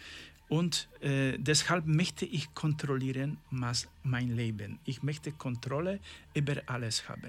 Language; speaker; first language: German; non-native, learner; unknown